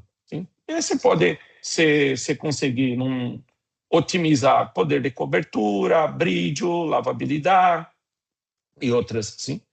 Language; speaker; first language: Portuguese; non-native, fluent; Spanish